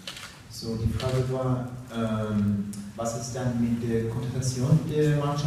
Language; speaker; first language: German; non-native, learner; Russian